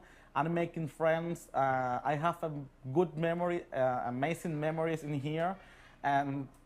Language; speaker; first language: English; non-native, learner; Spanish